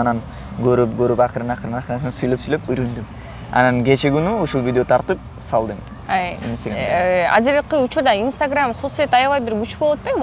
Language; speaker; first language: Kyrgyz; non-native, learner; Bangla